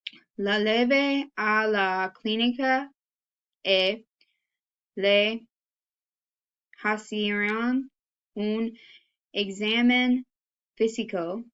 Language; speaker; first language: Spanish; non-native, learner; English